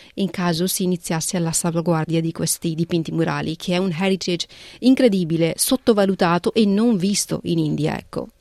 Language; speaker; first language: Italian; early bilingual, other home language; Punjabi